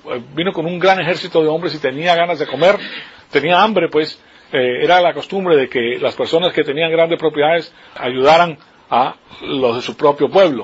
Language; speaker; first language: Spanish; native; Spanish